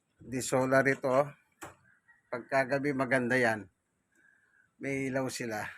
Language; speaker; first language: Filipino; non-native, local second language; Pampanga